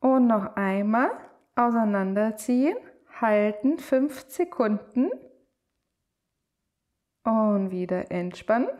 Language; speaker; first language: German; native; German